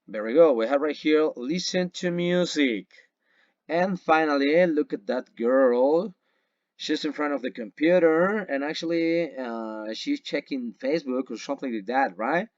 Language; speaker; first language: English; non-native, fluent; Spanish